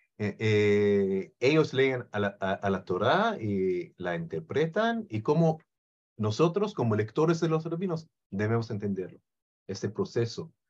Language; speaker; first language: Spanish; non-native, fluent; Hebrew